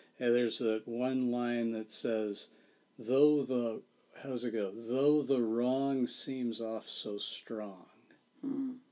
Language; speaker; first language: English; native; English